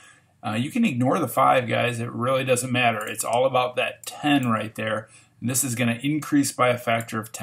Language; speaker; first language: English; native; English